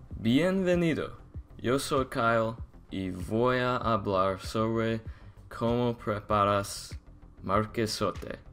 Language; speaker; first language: Spanish; non-native, learner; English